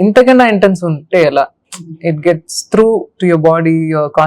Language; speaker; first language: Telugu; non-native, learner; Tamil